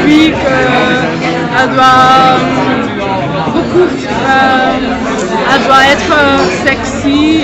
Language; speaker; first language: French; non-native, fluent; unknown